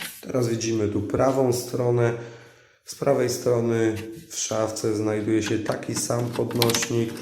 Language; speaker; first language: Polish; native; Polish